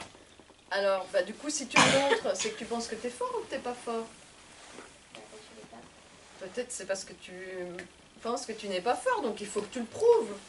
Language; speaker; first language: French; native; French